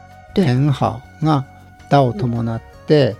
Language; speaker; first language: Japanese; native; Japanese